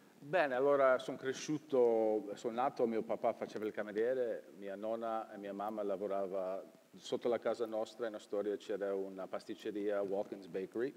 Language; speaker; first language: Italian; early bilingual, heritage; Italian